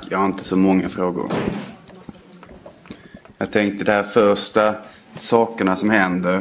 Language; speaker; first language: Swedish; native; Swedish